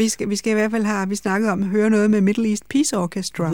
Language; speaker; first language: Danish; native; Danish